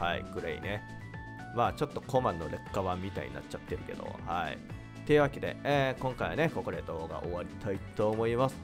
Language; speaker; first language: Japanese; native; Japanese